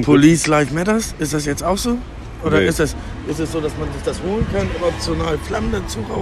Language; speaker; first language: German; native; German